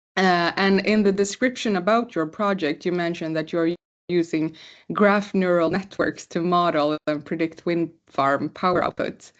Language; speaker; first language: English; non-native, fluent; Swedish